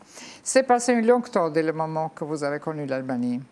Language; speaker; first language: French; non-native, fluent; Albanian